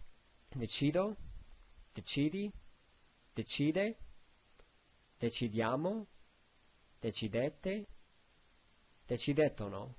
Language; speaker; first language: Italian; non-native, learner; English